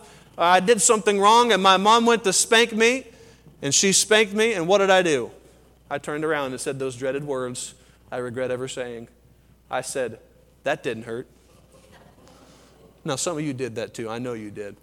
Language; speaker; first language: English; native; English